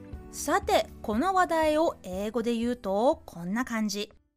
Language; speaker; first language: Japanese; native; Japanese